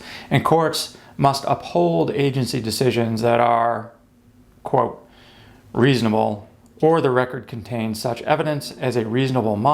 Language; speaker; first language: English; native; English